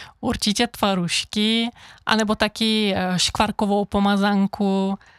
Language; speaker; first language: Czech; non-native, fluent; Bulgarian